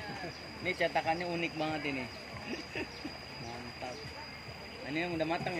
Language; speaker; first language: Indonesian; native; Indonesian